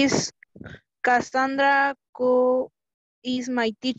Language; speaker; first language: English; non-native, learner; Spanish